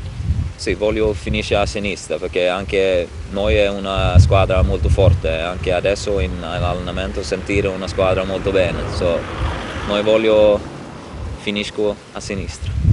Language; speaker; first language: Italian; non-native, learner; Swedish